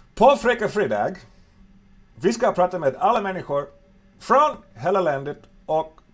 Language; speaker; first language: Swedish; non-native, learner; English